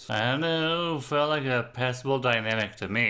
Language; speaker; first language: English; native; English